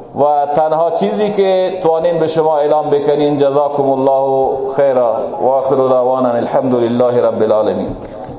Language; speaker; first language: Persian; non-native, local second language; Baluchi